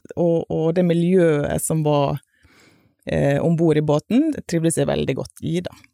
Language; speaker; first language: Norwegian; native; Norwegian